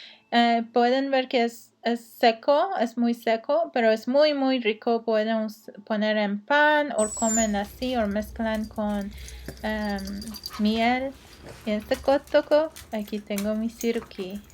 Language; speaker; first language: Spanish; non-native, learner; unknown